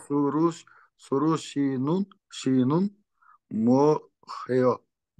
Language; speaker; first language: Korean; non-native, learner; Kyrgyz